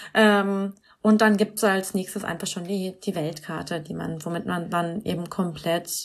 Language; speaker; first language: German; native; German